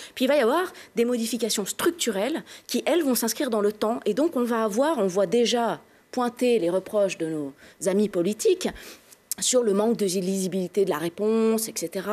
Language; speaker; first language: French; native; French